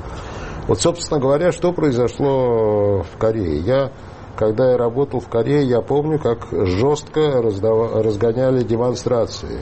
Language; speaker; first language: Russian; native; Russian